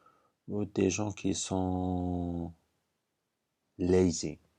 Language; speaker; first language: French; non-native, fluent; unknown